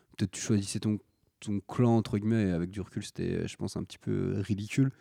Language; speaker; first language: French; native; French